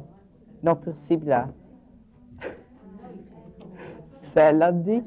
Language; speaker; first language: French; non-native, learner; English